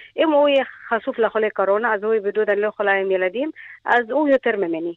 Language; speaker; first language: Hebrew; non-native, fluent; Arabic